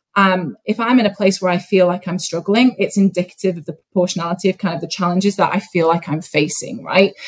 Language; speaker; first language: English; native; English